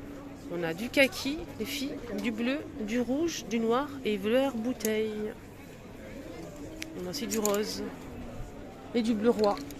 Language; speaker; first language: French; native; French